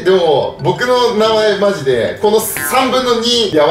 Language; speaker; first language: Japanese; native; Japanese